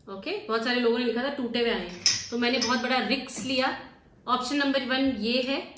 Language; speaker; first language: Hindi; native; Hindi